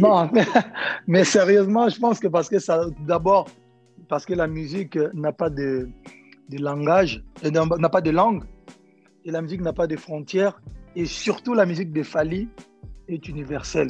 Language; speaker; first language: French; non-native, local second language; Lingala